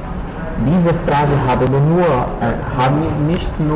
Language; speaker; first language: German; non-native, learner; Portuguese